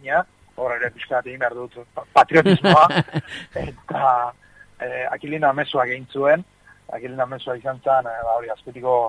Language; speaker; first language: Basque; native; Basque